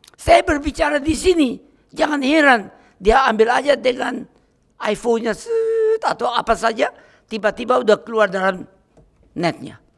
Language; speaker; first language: Indonesian; native; Indonesian